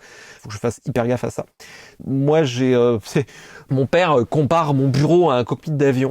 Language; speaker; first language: French; native; French